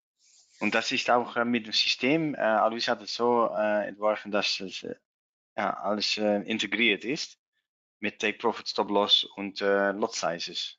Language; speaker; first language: German; non-native, learner; Dutch